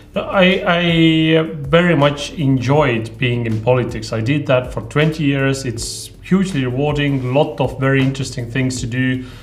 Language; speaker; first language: English; non-native, fluent; Estonian